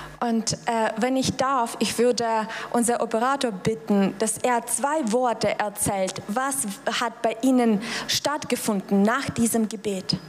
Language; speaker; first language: German; non-native, fluent; Russian